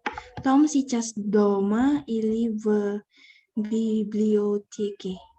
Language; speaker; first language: Russian; non-native, learner; Indonesian